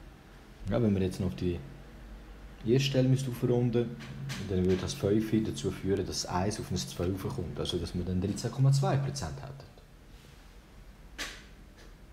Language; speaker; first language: German; early bilingual, other home language; Albanian